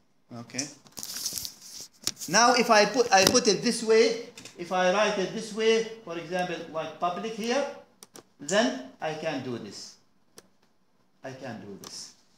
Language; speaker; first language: English; non-native, fluent; Arabic